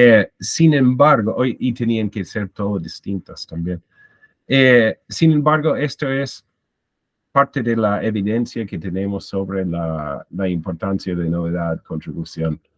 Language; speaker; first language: Spanish; non-native, fluent; English